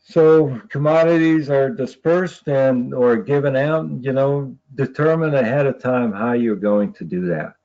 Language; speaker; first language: English; native; English